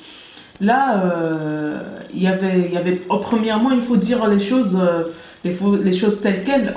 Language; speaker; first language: French; non-native, local second language; Arabic